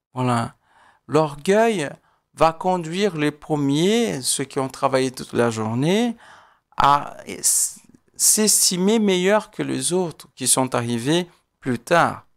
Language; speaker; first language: French; non-native, fluent; Portuguese